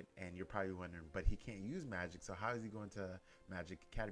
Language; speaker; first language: English; native; English